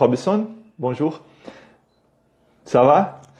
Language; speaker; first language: French; non-native, fluent; Portuguese